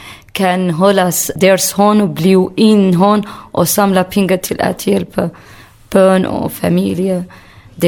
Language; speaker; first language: Danish; non-native, learner; Kurdish